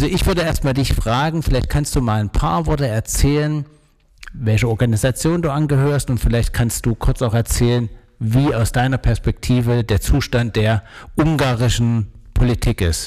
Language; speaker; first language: German; native; German